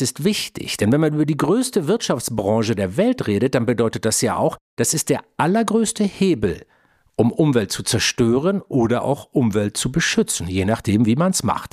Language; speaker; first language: German; native; German